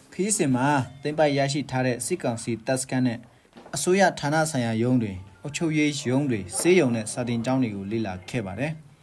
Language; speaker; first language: Burmese; native; Burmese